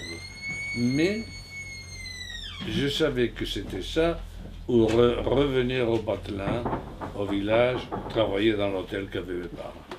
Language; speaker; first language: French; non-native, fluent; Spanish